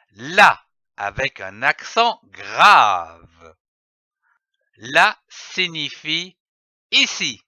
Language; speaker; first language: French; native; French